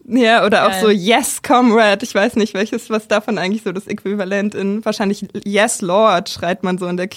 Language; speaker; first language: German; native; German